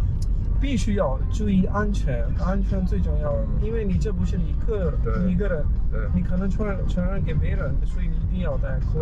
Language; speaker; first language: Chinese; non-native, fluent; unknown